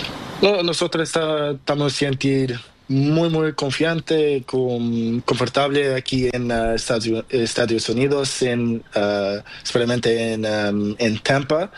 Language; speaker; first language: Spanish; non-native, learner; Portuguese